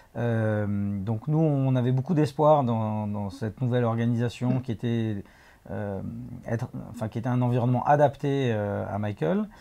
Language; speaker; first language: French; native; French